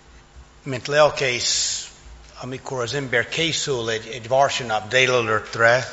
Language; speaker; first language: Hungarian; non-native, fluent; English